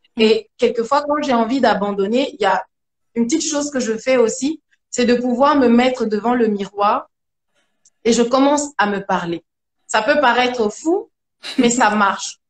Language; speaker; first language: French; non-native, local second language; Mandingo